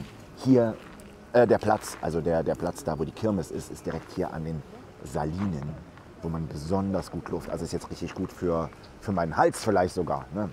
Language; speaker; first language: German; native; German